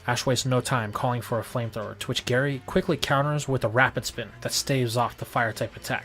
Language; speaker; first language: English; native; English